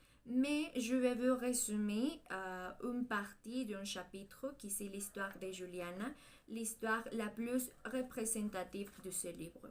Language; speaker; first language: French; non-native, learner; Spanish